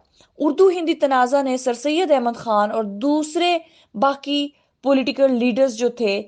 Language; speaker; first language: Urdu; native; Urdu